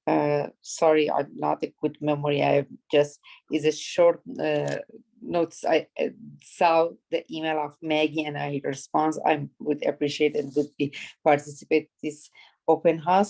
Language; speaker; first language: English; non-native, learner; Persian